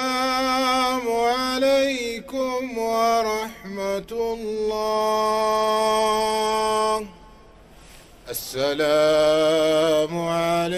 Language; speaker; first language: Arabic; native; Arabic